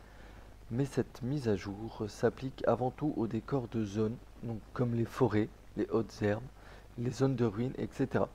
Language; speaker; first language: French; native; French